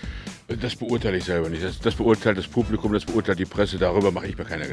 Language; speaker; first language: German; native; German